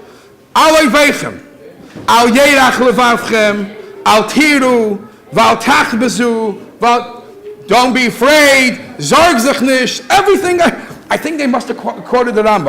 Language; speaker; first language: English; native; English